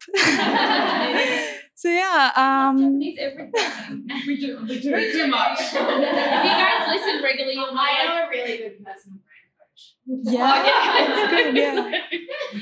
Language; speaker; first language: English; non-native, fluent; Japanese